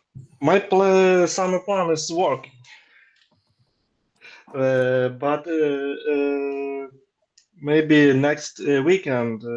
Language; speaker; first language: English; non-native, learner; Ukrainian